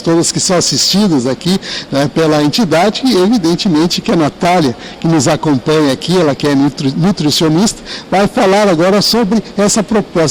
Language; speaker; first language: Portuguese; native; Portuguese